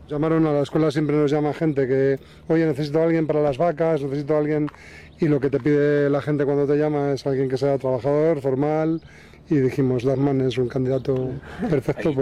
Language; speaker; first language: Spanish; native; Spanish